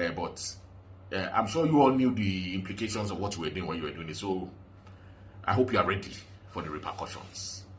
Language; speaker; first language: English; non-native, local second language; Yoruba